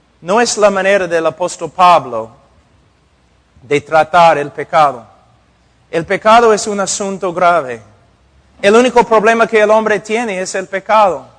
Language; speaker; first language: Spanish; non-native, fluent; English